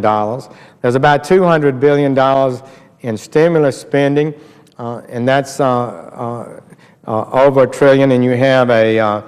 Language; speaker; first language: English; native; English